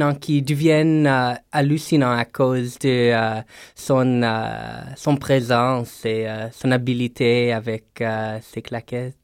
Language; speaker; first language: French; non-native, local second language; English